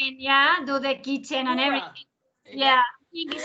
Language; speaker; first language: English; non-native, fluent; Spanish